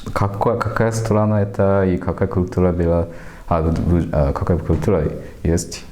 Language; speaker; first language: Russian; non-native, learner; Japanese